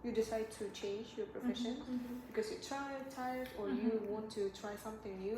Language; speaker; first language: English; non-native, learner; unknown